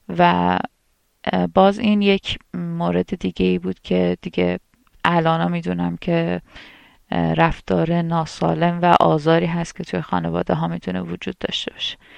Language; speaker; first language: Persian; native; Persian